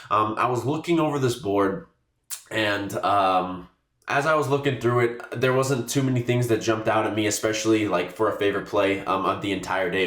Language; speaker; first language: English; native; English